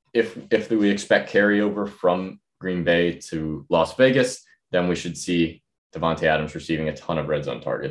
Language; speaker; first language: English; native; English